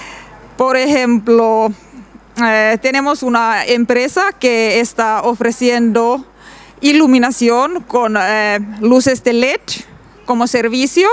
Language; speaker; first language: Spanish; non-native, learner; Finnish